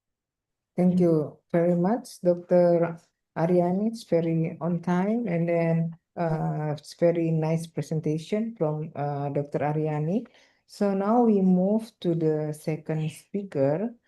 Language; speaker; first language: English; non-native, fluent; Indonesian